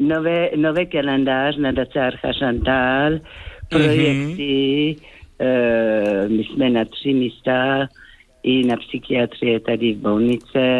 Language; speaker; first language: Czech; non-native, fluent; French